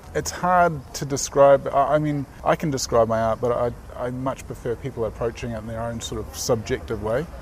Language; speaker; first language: English; native; English